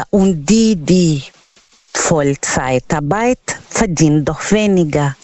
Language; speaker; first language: German; non-native, fluent; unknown